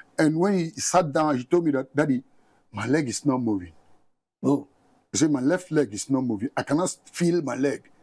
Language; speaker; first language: English; non-native, local second language; Ga